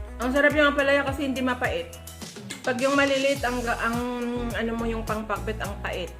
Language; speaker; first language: Filipino; non-native, local second language; Iloko